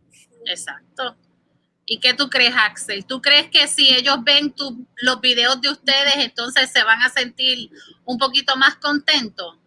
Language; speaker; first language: Spanish; early bilingual, heritage; Spanish